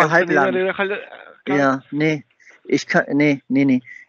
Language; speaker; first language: German; native; German